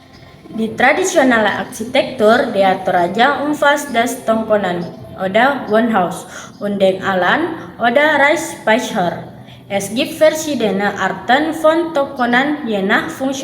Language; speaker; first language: German; non-native, learner; Indonesian